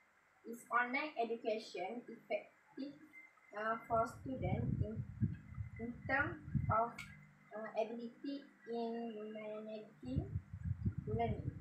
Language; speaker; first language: English; non-native, fluent; Malay